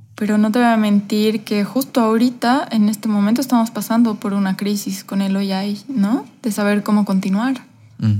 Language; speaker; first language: Spanish; native; Spanish